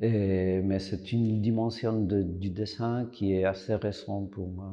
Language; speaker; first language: French; non-native, fluent; Spanish